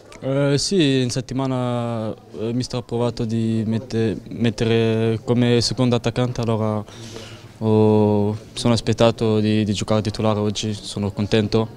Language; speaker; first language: Italian; non-native, learner; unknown